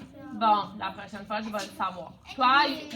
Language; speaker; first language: French; native; French